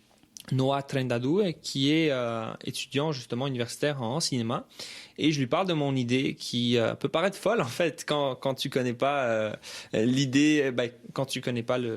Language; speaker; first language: French; early bilingual, other home language; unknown